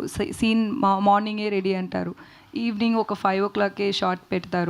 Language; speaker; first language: Telugu; non-native, learner; Tamil